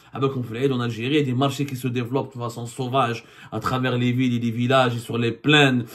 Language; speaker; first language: French; non-native, local second language; Arabic